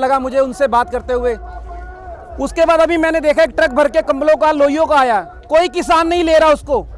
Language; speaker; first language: Hindi; non-native, local second language; Punjabi